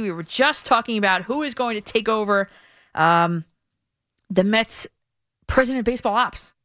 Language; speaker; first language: English; native; English